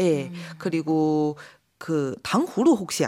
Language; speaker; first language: Korean; non-native, fluent; Chinese